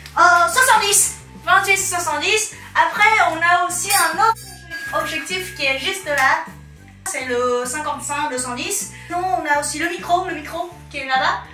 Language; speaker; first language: French; non-native, fluent; Vietnamese